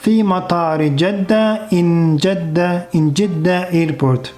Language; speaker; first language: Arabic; non-native, fluent; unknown